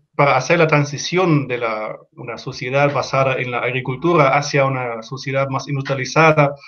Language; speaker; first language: Spanish; non-native, fluent; German